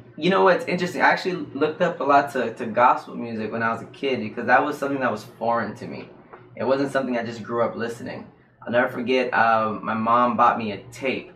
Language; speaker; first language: English; native; English